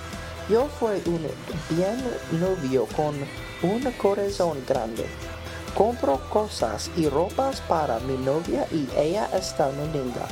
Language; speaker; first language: Spanish; non-native, learner; English